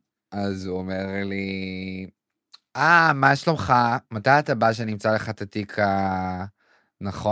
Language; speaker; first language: Hebrew; native; Hebrew